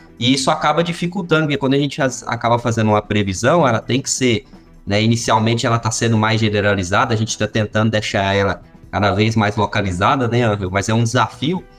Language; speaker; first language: Portuguese; native; Portuguese